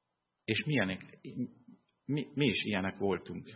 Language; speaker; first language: Hungarian; non-native, fluent; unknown